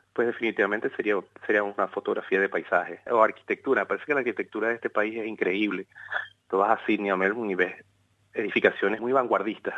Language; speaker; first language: Spanish; native; Spanish